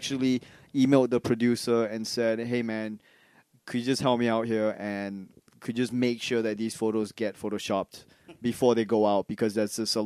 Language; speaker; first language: English; non-native, local second language; Chinese